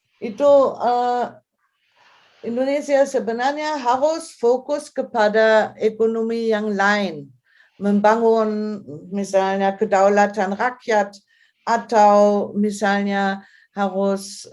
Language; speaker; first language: Indonesian; non-native, fluent; German